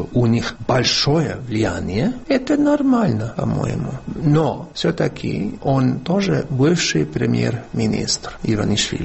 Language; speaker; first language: Russian; non-native, fluent; English